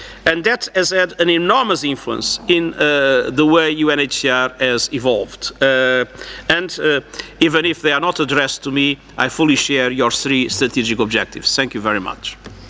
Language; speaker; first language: English; non-native, fluent; Portuguese